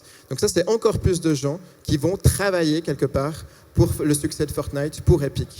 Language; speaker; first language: French; native; French